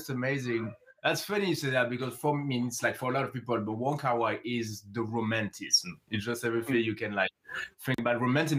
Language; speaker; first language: English; non-native, fluent; French